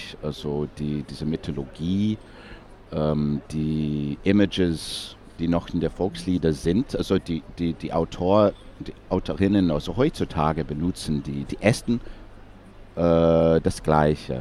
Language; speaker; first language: German; non-native, fluent; English